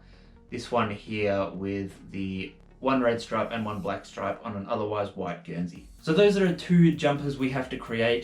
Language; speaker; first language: English; native; English